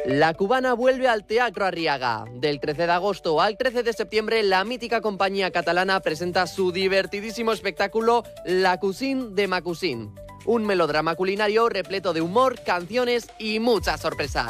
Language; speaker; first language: Spanish; native; Spanish